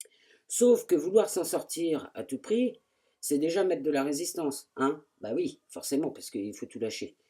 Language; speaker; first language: French; native; French